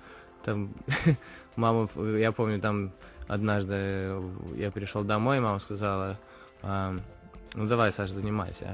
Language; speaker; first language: Russian; early bilingual, heritage; Russian